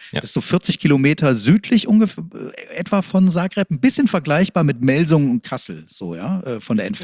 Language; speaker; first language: German; native; German